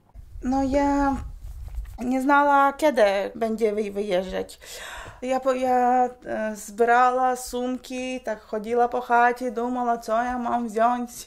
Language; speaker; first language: Polish; non-native, learner; Ukrainian